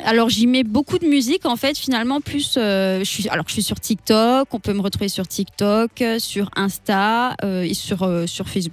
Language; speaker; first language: French; native; French